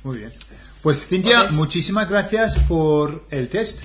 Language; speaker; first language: Spanish; non-native, learner; English